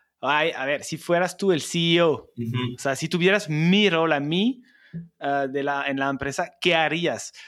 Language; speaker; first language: Spanish; non-native, fluent; French